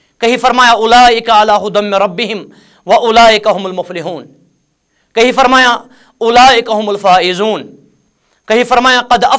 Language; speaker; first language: Urdu; non-native, local second language; Kashmiri